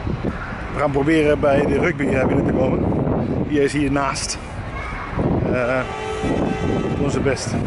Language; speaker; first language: Dutch; non-native, fluent; Spanish